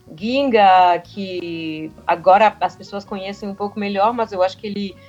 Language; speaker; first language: Portuguese; non-native, fluent; French